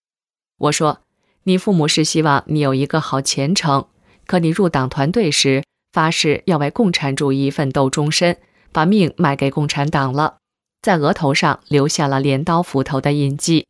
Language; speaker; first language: Chinese; native; Chinese